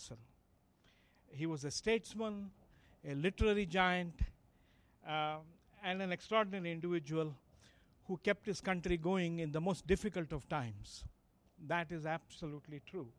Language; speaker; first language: English; non-native, local second language; Kannada